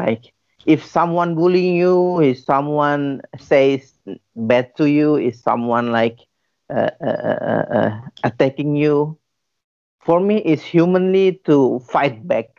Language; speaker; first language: English; non-native, learner; Indonesian